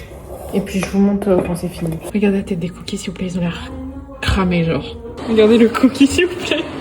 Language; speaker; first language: French; native; French